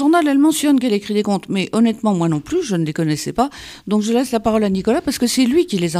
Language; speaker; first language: French; native; French